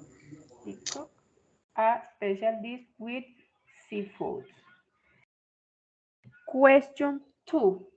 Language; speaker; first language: English; non-native, fluent; Spanish